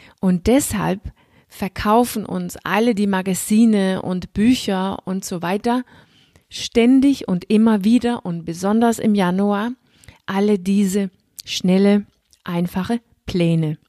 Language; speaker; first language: German; non-native, fluent; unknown